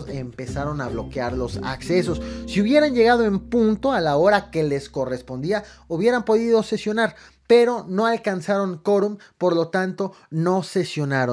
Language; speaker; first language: Spanish; native; Spanish